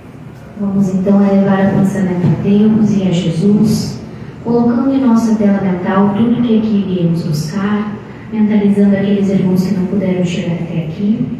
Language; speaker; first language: Portuguese; native; Portuguese